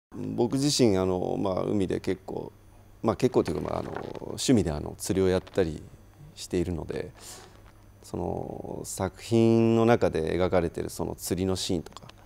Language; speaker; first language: Japanese; native; Japanese